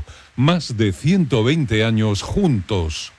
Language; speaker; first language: Spanish; native; Spanish